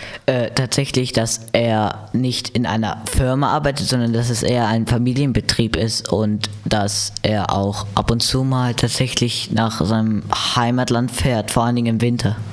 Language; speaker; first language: German; native; German